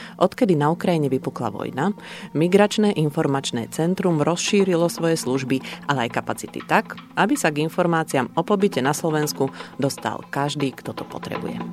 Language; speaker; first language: Slovak; native; Slovak